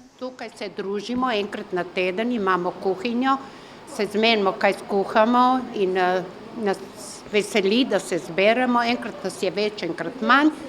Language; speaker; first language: Slovenian; native; Slovenian